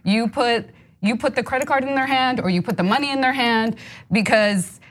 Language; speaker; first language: English; native; English